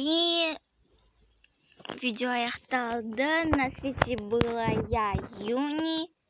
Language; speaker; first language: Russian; non-native, local second language; Kazakh